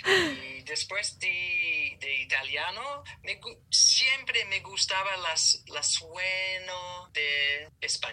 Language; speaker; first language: Spanish; non-native, learner; English